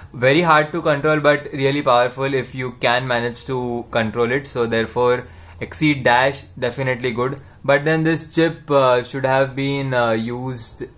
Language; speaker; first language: English; non-native, local second language; Hindi